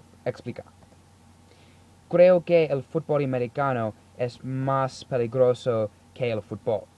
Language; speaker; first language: Spanish; non-native, learner; English